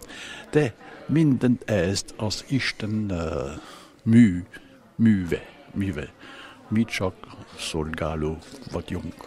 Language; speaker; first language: Hungarian; non-native, learner; French